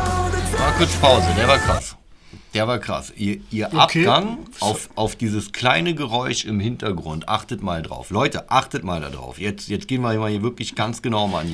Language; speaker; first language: German; native; German